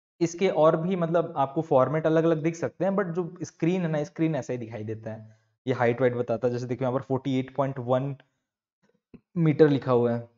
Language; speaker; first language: Hindi; native; Hindi